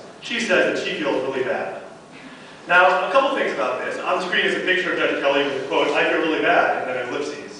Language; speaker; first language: English; native; English